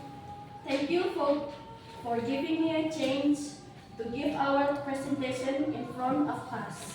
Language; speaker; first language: English; non-native, learner; Indonesian